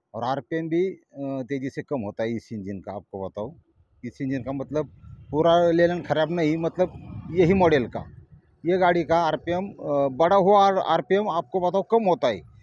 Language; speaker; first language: Hindi; non-native, local second language; Marathi